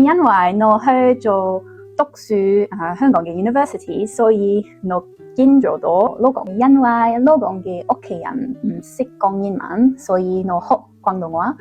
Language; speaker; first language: Cantonese; non-native, learner; Dutch